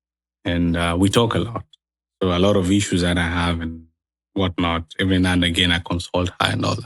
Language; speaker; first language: English; non-native, local second language; Swahili